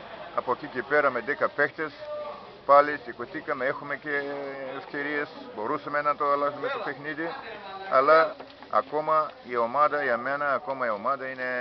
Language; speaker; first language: Greek; non-native, learner; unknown